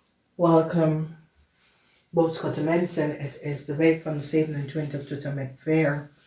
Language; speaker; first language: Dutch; non-native, learner; English